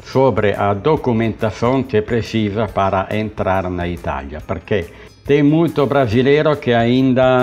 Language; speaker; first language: Portuguese; non-native, learner; Italian